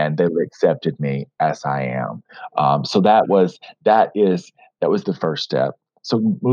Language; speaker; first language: English; native; English